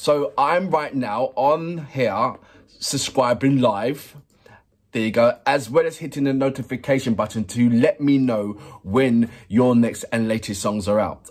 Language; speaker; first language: English; native; English